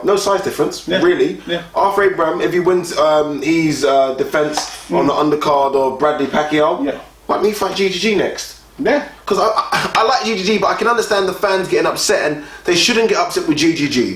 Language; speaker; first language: English; native; English